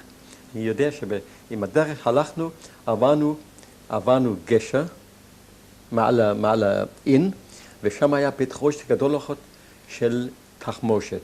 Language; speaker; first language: Hebrew; non-native, fluent; German